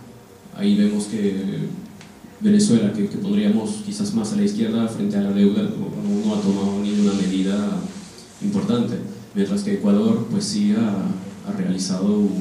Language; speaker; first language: Spanish; non-native, fluent; French